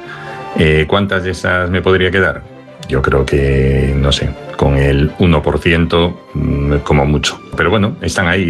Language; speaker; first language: Spanish; native; Spanish